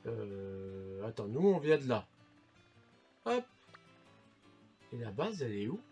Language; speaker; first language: French; native; French